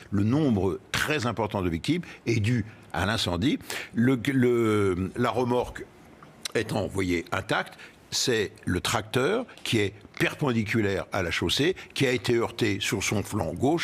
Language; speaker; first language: French; native; French